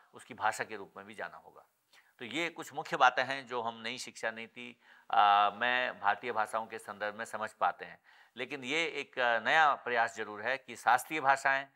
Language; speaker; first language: Hindi; native; Hindi